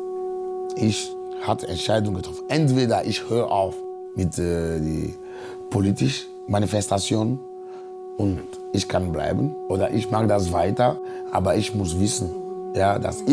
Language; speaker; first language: German; non-native, fluent; Ewe